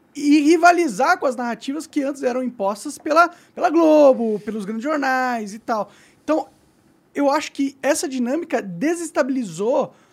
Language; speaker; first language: Portuguese; native; Portuguese